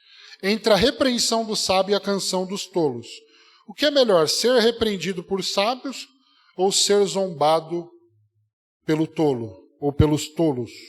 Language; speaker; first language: Portuguese; native; Portuguese